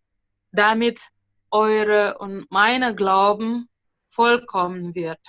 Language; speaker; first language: German; non-native, fluent; Indonesian